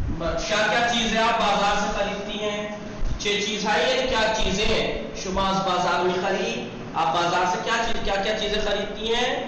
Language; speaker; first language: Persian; non-native, fluent; Urdu